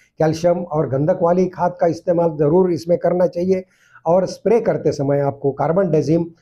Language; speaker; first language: Hindi; non-native, local second language; Marathi